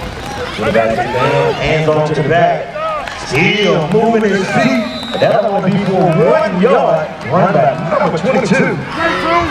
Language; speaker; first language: English; native; English